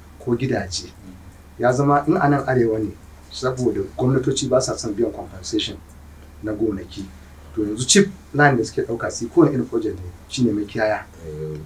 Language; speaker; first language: Hausa; non-native, local second language; Fula